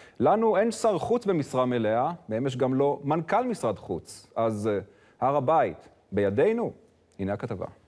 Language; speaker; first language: Hebrew; native; Hebrew